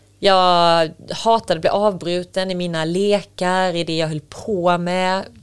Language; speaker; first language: Swedish; native; Swedish